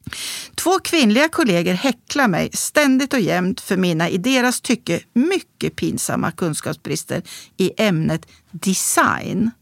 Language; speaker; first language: Swedish; native; Swedish